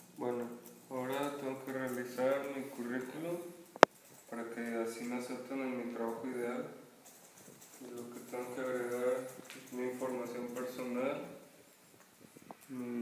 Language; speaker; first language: Spanish; native; Spanish